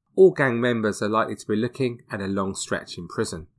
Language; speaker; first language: English; native; English